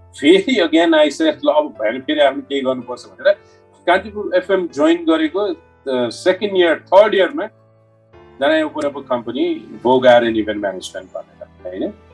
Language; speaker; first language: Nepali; native; Nepali